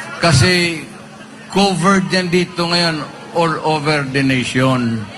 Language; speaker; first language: Filipino; non-native, local second language; Cebuano